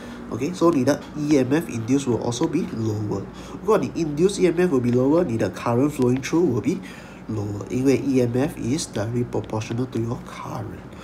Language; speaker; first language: English; non-native, local second language; Chinese